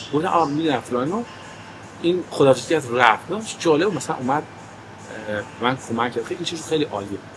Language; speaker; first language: Persian; early bilingual, heritage; Persian